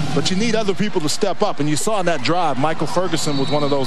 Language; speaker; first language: English; native; English